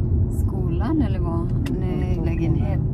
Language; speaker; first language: Swedish; non-native, learner; Filipino